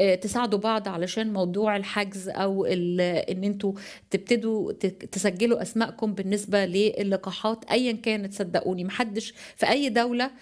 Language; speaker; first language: Arabic; native; Arabic